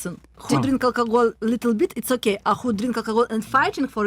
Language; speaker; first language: English; non-native, learner; Russian